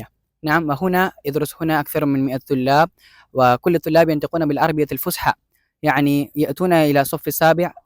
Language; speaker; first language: Arabic; non-native, fluent; Malayalam